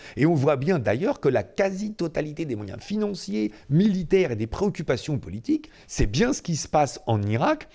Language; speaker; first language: French; native; French